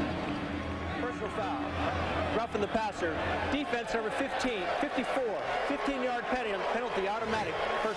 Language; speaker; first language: English; native; English